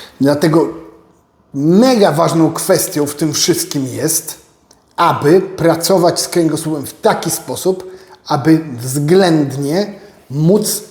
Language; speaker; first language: Polish; native; Polish